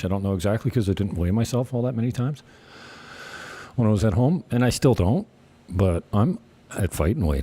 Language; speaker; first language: English; native; English